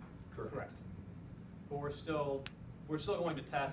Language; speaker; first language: English; native; English